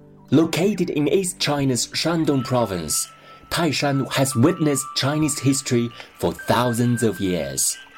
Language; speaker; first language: English; non-native, fluent; Chinese